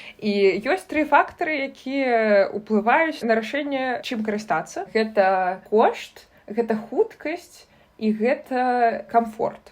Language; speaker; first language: Belarusian; non-native, local second language; Russian